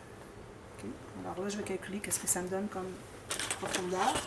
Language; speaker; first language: French; native; French